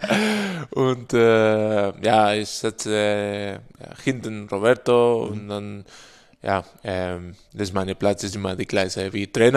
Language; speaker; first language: German; non-native, fluent; Spanish